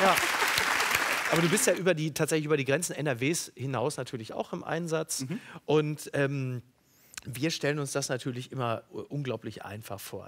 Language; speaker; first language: German; native; German